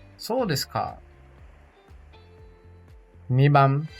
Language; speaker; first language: Japanese; non-native, fluent; Portuguese